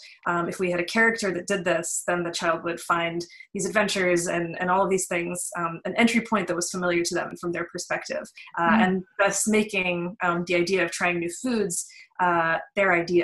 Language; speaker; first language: English; native; English